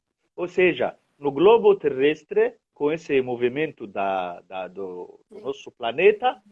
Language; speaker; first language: Portuguese; non-native, fluent; Arabic